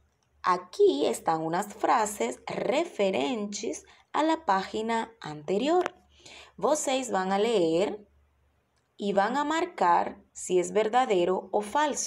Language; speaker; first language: Spanish; non-native, fluent; Portuguese